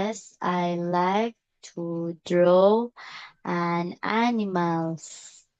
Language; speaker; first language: English; non-native, learner; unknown